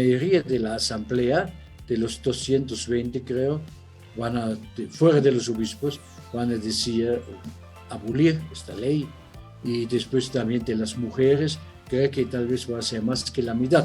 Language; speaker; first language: Spanish; non-native, fluent; German